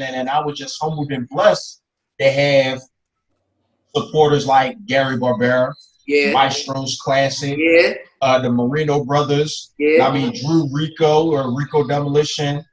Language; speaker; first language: English; native; English